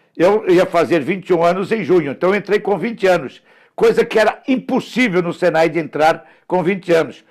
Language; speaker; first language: Portuguese; early bilingual, other home language; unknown